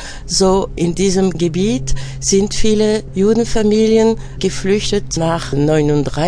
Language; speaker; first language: German; non-native, fluent; French